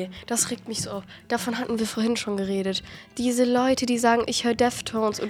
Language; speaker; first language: German; native; German